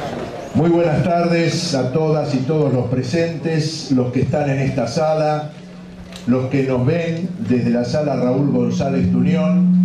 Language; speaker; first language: Spanish; native; Spanish